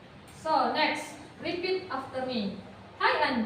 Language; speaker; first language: English; non-native, fluent; Indonesian